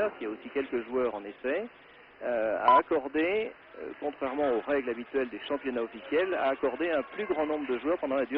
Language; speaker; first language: French; native; French